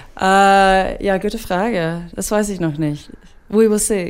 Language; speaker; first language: German; non-native, fluent; English